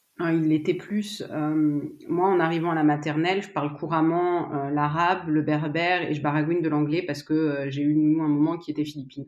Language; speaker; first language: French; native; French